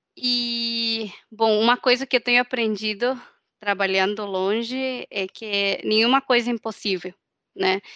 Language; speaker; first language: Portuguese; non-native, fluent; Spanish